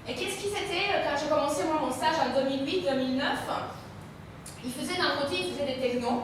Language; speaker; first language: French; non-native, fluent; Romanian